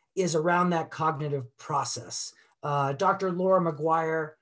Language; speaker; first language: English; native; English